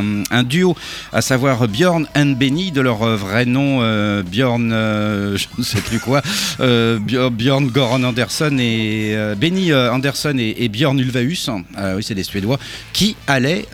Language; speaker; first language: French; native; French